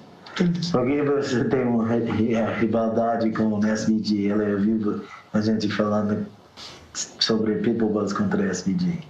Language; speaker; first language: Portuguese; non-native, fluent; English